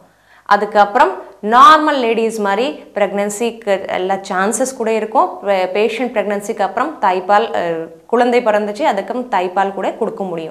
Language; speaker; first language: Tamil; non-native, fluent; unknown